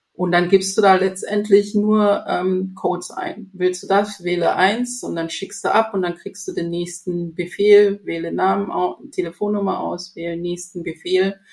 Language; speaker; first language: German; non-native, fluent; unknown